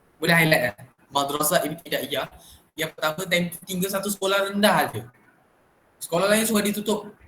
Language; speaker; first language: Malay; native; Malay